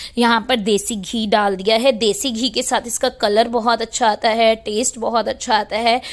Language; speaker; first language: Hindi; native; Hindi